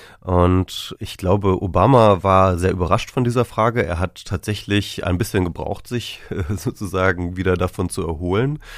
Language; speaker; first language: German; native; German